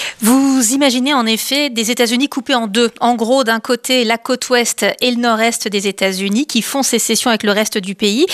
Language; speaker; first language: French; native; French